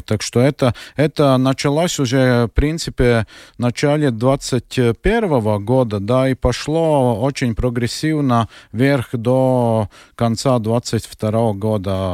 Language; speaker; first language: Russian; non-native, local second language; Latvian